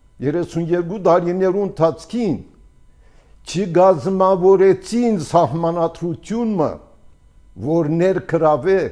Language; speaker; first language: Armenian; early bilingual, heritage; Armenian